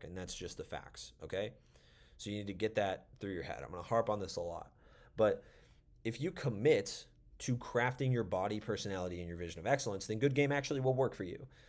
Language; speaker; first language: English; native; English